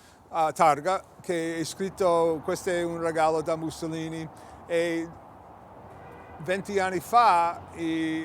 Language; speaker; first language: Italian; early bilingual, heritage; English